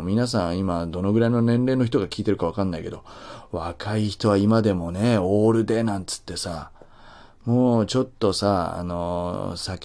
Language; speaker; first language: Japanese; native; Japanese